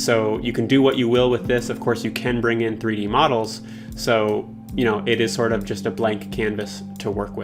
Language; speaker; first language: English; native; English